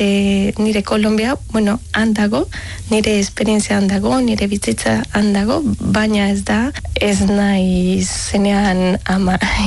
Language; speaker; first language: Basque; non-native, learner; Spanish